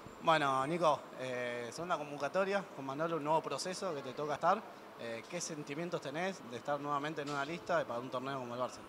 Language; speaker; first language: Spanish; native; Spanish